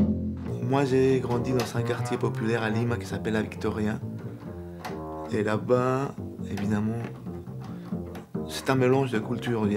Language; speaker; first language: French; non-native, fluent; Spanish